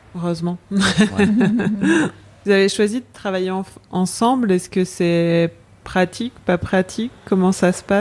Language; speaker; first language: French; native; French